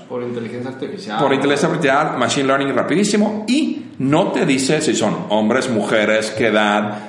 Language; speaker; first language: Spanish; non-native, fluent; Finnish